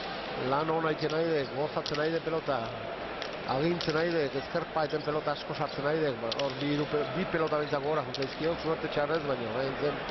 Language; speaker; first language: Basque; native; Basque